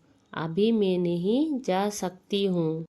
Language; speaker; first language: Hindi; non-native, local second language; Bangla